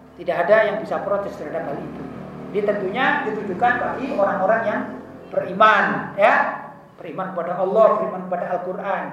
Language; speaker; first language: Indonesian; non-native, local second language; Javanese